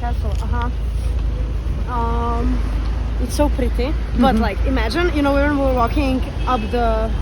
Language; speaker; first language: English; non-native, fluent; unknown